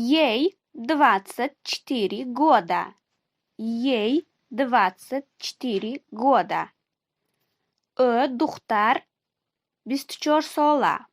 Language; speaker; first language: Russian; non-native, fluent; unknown